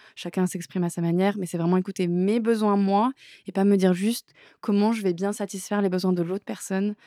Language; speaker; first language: French; native; French